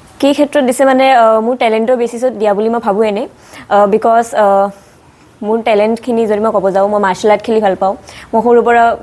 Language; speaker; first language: Assamese; native; Assamese